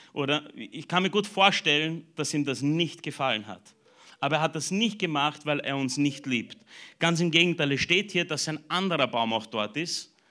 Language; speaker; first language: German; native; German